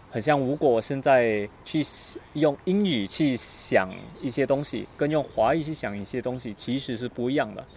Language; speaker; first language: Chinese; non-native, learner; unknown